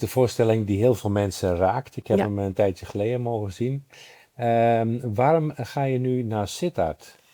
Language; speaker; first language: Dutch; native; Dutch